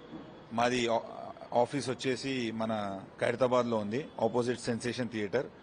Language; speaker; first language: Telugu; native; Telugu